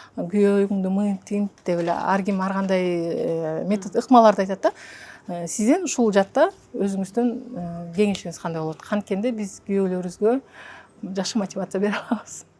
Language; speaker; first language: Kyrgyz; native; Kyrgyz